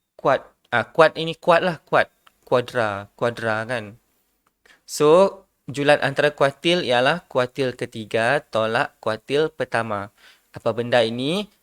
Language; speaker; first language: Malay; non-native, local second language; Iban